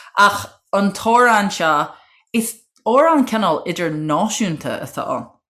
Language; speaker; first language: Irish; native; Irish